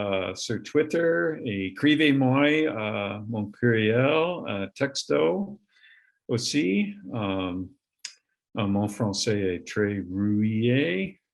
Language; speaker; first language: French; non-native, learner; English